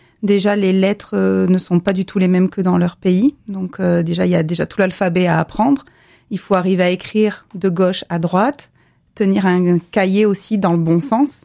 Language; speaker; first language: French; native; French